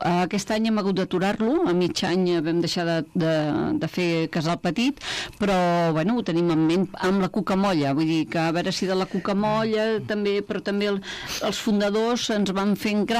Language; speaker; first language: Catalan; native; Catalan